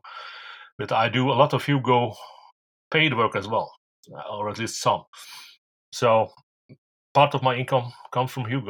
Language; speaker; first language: English; non-native, fluent; Norwegian